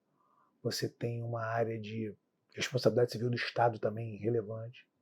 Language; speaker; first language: Portuguese; native; Portuguese